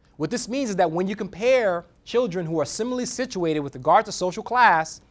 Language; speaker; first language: English; native; English